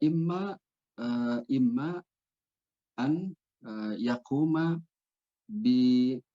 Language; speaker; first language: Arabic; non-native, fluent; Indonesian